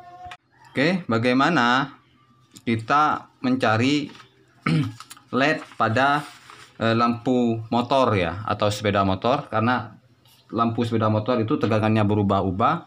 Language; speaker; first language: Indonesian; native; Indonesian